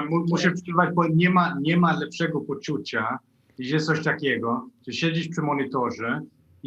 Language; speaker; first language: Polish; non-native, fluent; Swedish